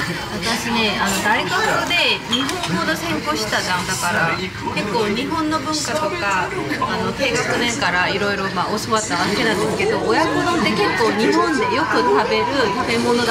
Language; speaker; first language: Japanese; non-native, fluent; Korean